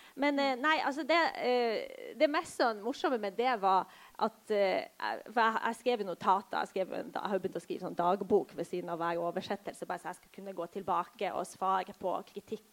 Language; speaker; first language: Norwegian; early bilingual, other home language; Polish